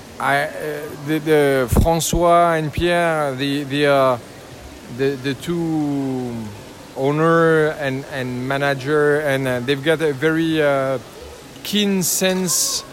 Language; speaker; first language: English; non-native, learner; French